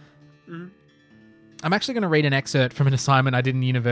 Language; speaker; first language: English; native; English